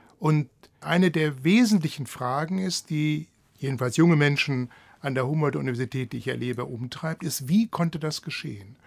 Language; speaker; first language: German; native; German